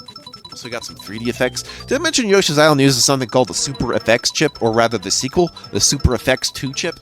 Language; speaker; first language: English; native; English